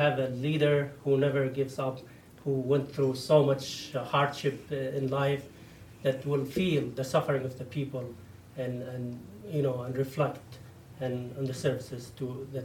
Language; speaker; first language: English; non-native, fluent; Arabic